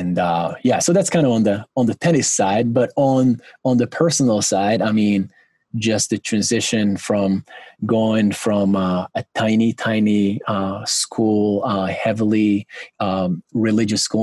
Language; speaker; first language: English; non-native, fluent; Hungarian